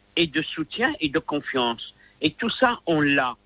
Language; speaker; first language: French; non-native, local second language; Arabic